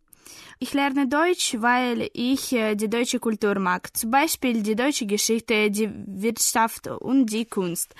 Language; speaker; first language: German; non-native, learner; Russian